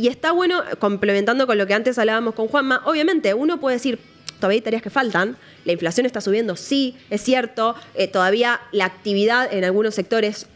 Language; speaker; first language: Spanish; native; Spanish